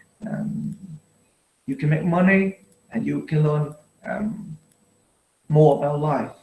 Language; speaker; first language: English; non-native, fluent; Vietnamese